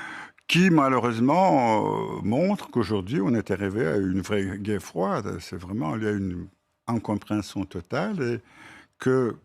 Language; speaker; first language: French; non-native, fluent; Russian